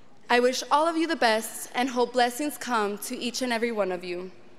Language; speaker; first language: English; early bilingual, other home language; Spanish